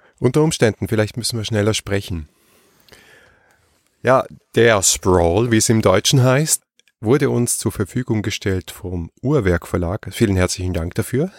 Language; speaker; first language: German; native; German